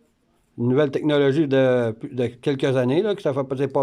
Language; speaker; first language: French; native; French